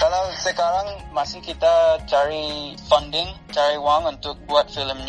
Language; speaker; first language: Indonesian; non-native, fluent; English